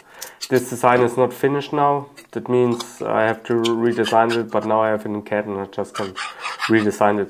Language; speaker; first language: English; non-native, fluent; German